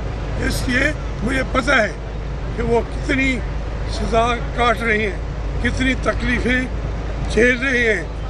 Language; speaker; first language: Urdu; native; Urdu